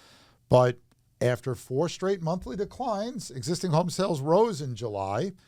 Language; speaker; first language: English; native; English